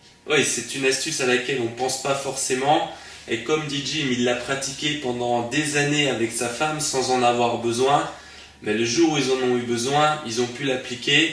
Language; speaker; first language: French; native; French